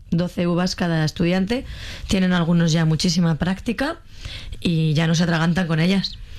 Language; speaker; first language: Spanish; native; Spanish